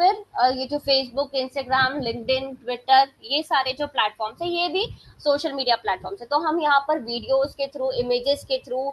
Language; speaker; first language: Hindi; native; Hindi